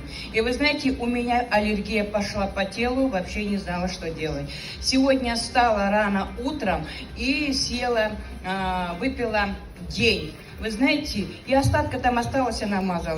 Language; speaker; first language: Russian; native; Russian